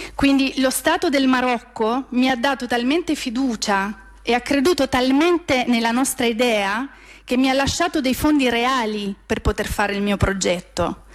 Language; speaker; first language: Italian; native; Italian